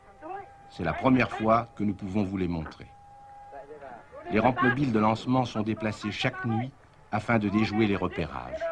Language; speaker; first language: French; native; French